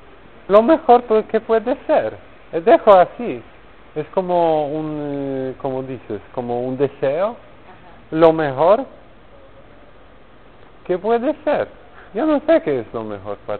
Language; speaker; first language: Spanish; non-native, learner; Polish